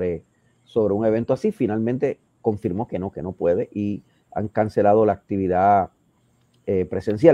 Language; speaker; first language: Spanish; native; Spanish